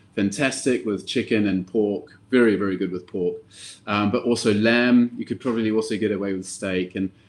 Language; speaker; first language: English; native; English